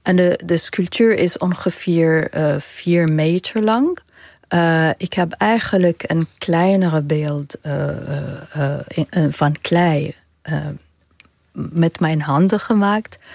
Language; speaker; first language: Dutch; non-native, fluent; Arabic